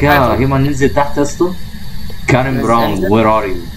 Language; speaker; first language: Arabic; native; Arabic